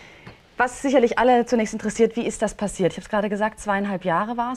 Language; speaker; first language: German; native; German